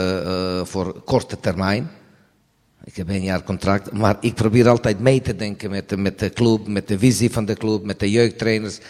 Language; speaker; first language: Dutch; non-native, fluent; Serbian